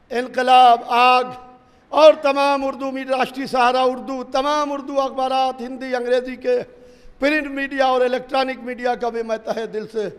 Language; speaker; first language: Urdu; native; Urdu